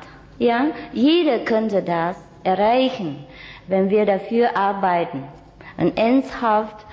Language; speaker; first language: German; non-native, learner; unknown